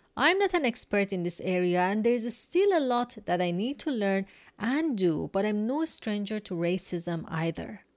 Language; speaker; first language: English; non-native, fluent; Persian